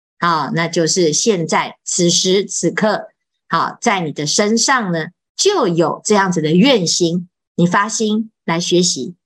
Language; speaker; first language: Chinese; native; Chinese